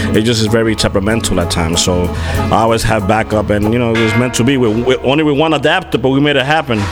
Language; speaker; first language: English; native; English